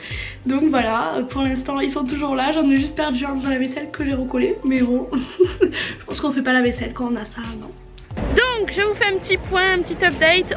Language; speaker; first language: French; native; French